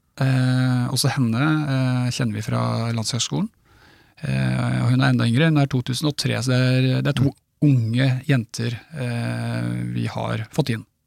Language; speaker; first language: Norwegian; native; Norwegian